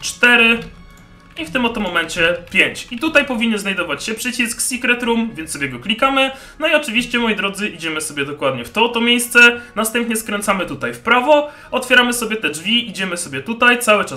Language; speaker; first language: Polish; native; Polish